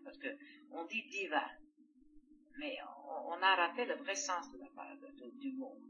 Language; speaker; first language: French; non-native, fluent; Greek